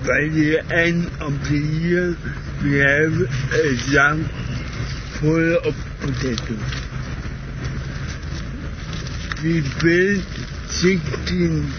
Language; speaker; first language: English; non-native, learner; German